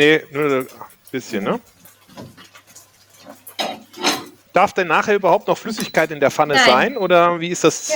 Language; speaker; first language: German; native; German